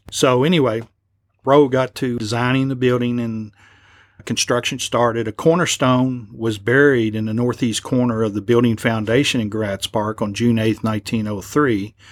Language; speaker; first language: English; native; English